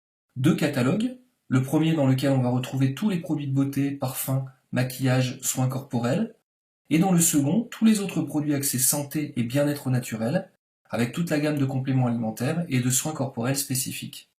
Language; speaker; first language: French; native; French